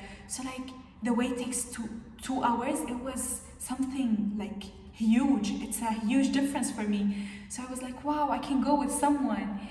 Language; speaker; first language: English; non-native, fluent; Arabic